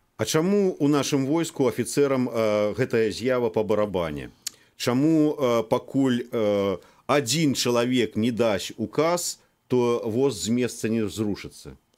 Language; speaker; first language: Belarusian; native; Belarusian